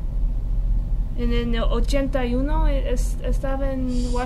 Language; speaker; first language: Spanish; non-native, learner; English